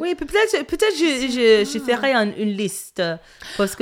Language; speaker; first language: French; non-native, fluent; English